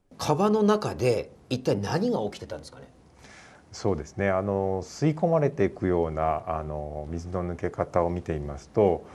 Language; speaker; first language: Japanese; native; Japanese